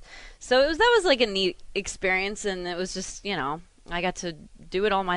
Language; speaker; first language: English; native; English